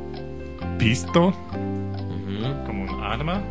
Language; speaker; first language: Spanish; non-native, learner; English